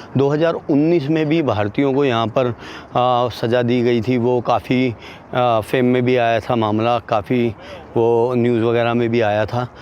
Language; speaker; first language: Hindi; native; Hindi